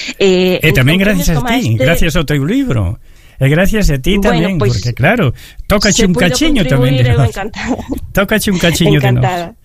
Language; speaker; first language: Galician; early bilingual, heritage; Spanish